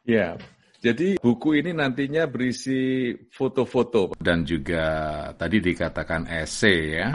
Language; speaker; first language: Indonesian; native; Indonesian